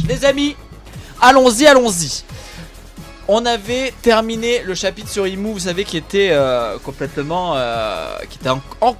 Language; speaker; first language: French; native; French